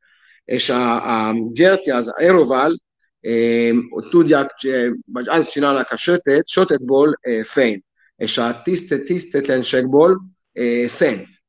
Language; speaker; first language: Hungarian; non-native, learner; Hebrew